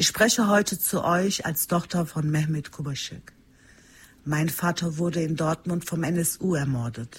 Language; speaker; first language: German; early bilingual, other home language; Turkish